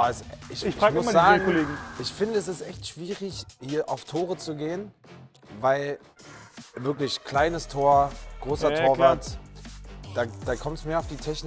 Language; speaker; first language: German; native; German